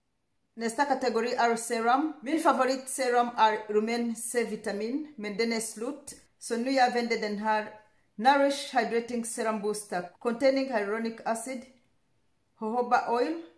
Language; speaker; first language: Swedish; non-native, learner; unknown